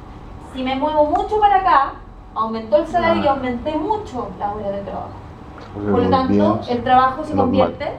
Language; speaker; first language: Spanish; native; Spanish